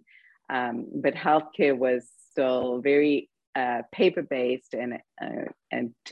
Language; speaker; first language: English; native; English